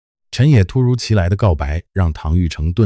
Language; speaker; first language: Chinese; native; Chinese